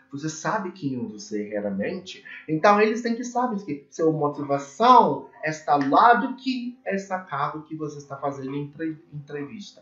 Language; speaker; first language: Portuguese; non-native, learner; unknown